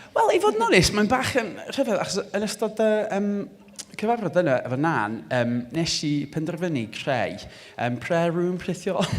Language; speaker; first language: Welsh; non-native, local second language; English